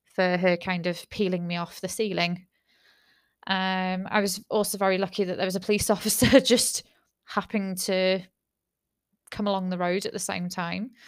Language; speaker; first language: English; native; English